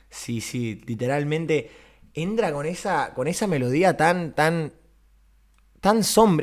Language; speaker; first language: Spanish; native; Spanish